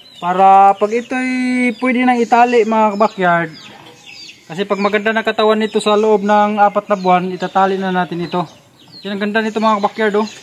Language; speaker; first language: Filipino; non-native, local second language; Cebuano